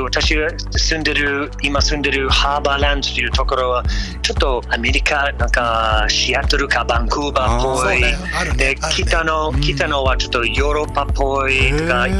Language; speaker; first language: Japanese; non-native, learner; English